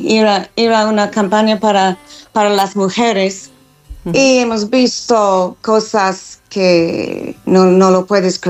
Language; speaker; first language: Spanish; non-native, fluent; English